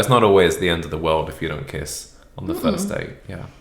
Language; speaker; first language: English; native; English